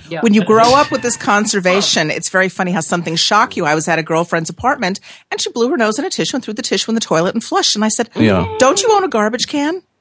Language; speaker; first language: English; native; English